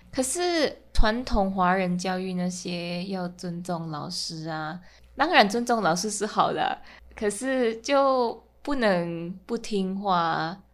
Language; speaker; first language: Chinese; non-native, fluent; Min Nan Chinese